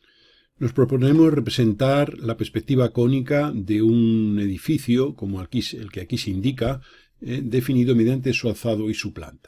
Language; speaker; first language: Spanish; native; Spanish